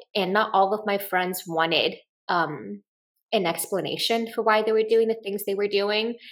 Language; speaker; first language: English; native; English